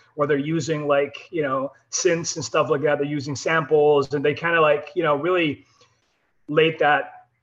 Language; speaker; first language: English; non-native, fluent; Dutch